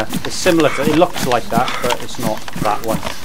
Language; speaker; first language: English; native; English